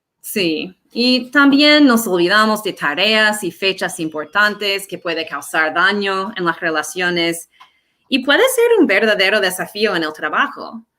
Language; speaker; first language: Spanish; non-native, fluent; English